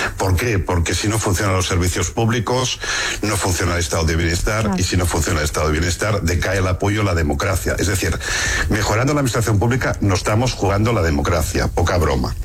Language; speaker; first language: Spanish; non-native, local second language; Catalan